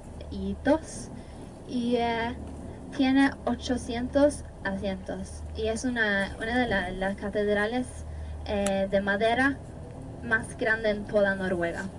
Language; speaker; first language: Spanish; non-native, fluent; Norwegian